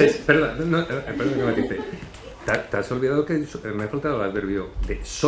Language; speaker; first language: Spanish; native; Spanish